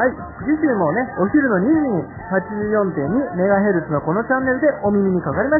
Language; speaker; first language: Japanese; native; Japanese